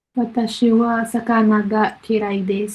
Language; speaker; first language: Japanese; non-native, learner; Filipino